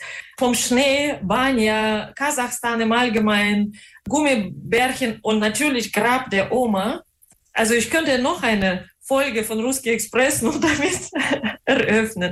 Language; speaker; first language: German; non-native, fluent; Russian